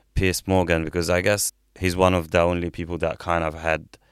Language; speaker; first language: English; non-native, fluent; Arabic